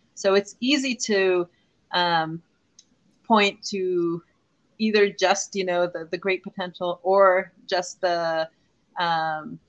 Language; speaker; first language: English; non-native, fluent; Hebrew